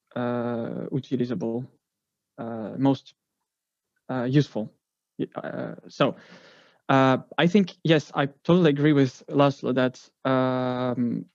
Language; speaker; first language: English; non-native, fluent; Greek